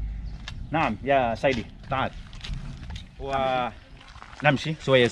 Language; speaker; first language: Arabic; non-native, learner; Indonesian